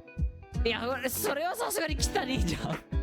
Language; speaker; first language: Japanese; non-native, fluent; English